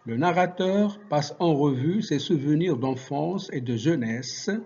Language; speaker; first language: French; non-native, local second language; Arabic